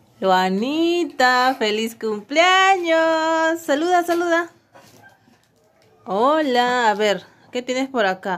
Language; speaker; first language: Spanish; native; Spanish